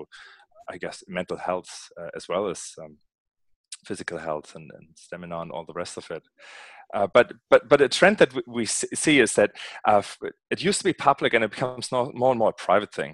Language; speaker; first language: English; non-native, fluent; German